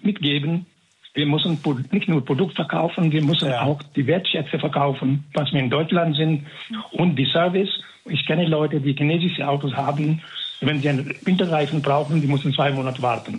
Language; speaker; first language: German; non-native, fluent; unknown